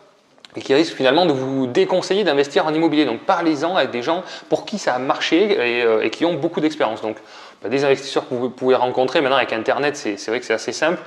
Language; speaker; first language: French; native; French